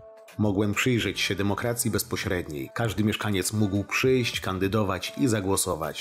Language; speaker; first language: Polish; native; Polish